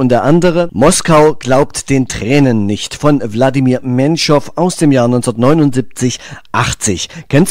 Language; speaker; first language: German; native; German